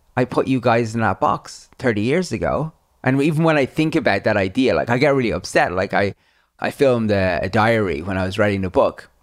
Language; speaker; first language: English; native; English